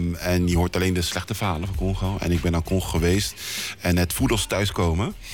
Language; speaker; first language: Dutch; early bilingual, other home language; Lingala